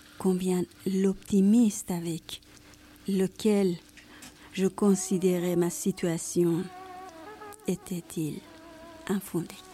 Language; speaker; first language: French; non-native, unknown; Persian